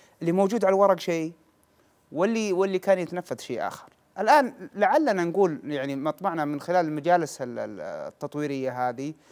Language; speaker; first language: Arabic; native; Arabic